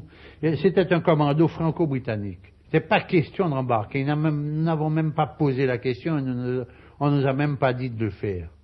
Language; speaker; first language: French; native; French